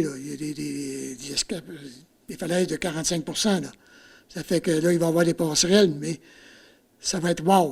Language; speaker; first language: French; native; French